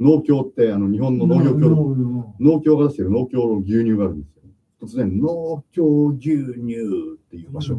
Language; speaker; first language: Japanese; native; Japanese